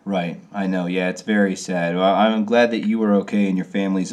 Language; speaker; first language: English; native; English